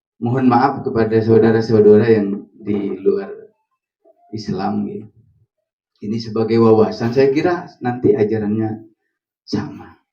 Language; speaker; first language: Indonesian; non-native, local second language; Madurese